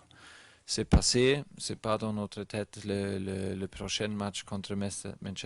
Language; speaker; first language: French; non-native, learner; German